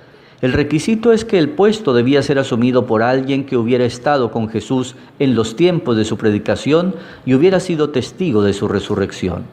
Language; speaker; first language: Spanish; native; Spanish